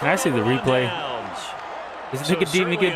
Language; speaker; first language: English; native; English